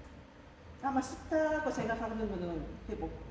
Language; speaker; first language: Korean; non-native, fluent; Japanese